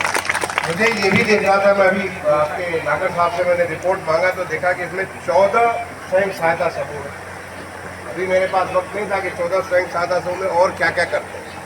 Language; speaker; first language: Hindi; native; Hindi